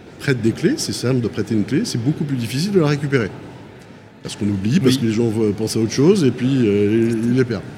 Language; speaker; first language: French; native; French